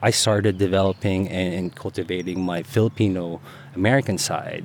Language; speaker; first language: English; non-native, local second language; Filipino